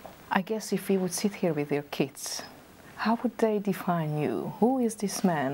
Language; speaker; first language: English; non-native, fluent; Slovak